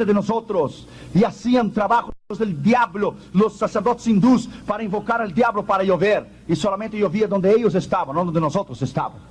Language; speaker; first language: Spanish; non-native, fluent; Portuguese